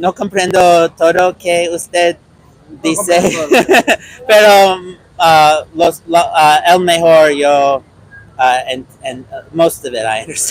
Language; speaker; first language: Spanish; non-native, learner; English